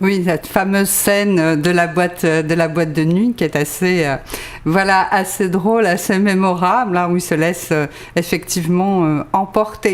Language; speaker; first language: French; native; French